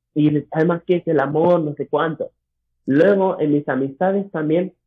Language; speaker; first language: Spanish; early bilingual, other home language; English